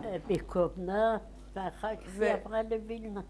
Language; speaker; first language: Hebrew; non-native, fluent; Yiddish